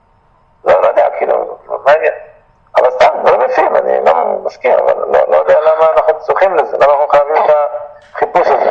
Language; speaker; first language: Hebrew; native; Hebrew